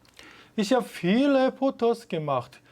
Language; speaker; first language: German; non-native, fluent; Korean